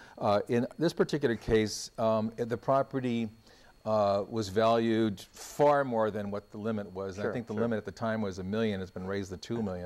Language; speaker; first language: English; native; English